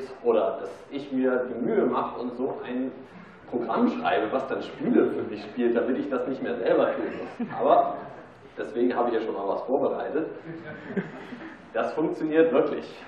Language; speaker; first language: German; native; German